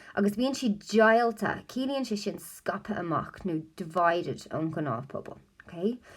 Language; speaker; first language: Irish; non-native, local second language; English